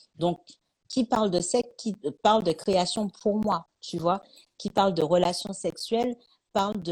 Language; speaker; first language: French; native; French